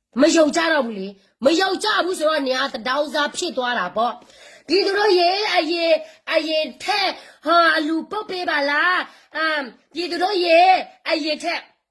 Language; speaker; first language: Burmese; non-native, local second language; Karen languages